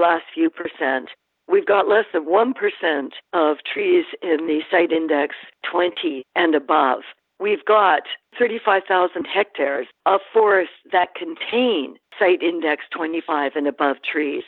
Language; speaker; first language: English; native; English